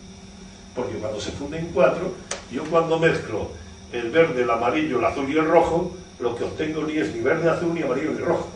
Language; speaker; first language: Spanish; native; Spanish